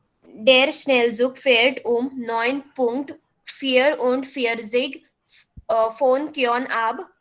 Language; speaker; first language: German; non-native, learner; Marathi